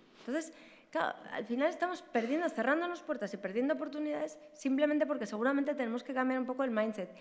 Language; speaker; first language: Spanish; native; Spanish